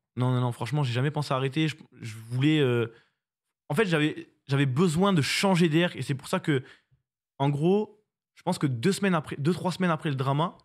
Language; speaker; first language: French; native; French